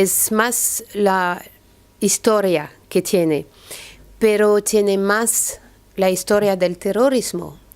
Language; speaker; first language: Spanish; non-native, learner; French